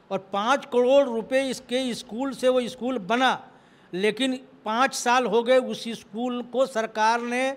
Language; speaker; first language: Hindi; native; Hindi